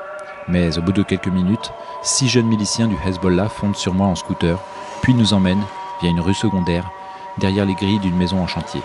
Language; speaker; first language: French; native; French